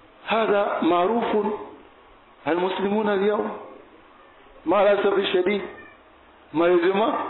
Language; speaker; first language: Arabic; non-native, fluent; Bambara